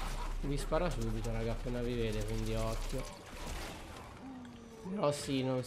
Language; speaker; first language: Italian; native; Italian